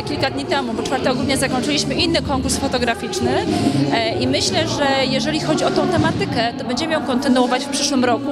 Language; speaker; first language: Polish; native; Polish